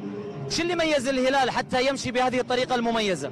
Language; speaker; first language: Arabic; native; Arabic